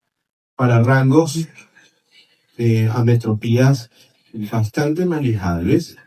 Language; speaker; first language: Spanish; native; Spanish